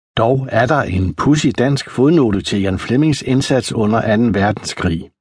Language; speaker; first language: Danish; native; Danish